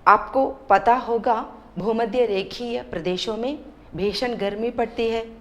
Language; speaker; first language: Hindi; non-native, local second language; Malayalam